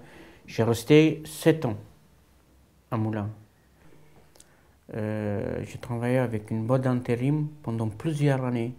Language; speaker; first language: French; non-native, fluent; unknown